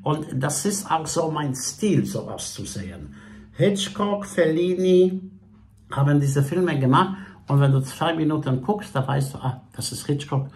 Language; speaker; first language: German; non-native, fluent; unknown